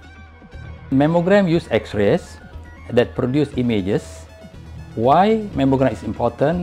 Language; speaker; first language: English; non-native, local second language; Malay